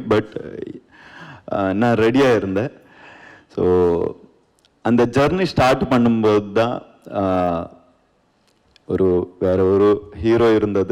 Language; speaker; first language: Tamil; non-native, learner; Kannada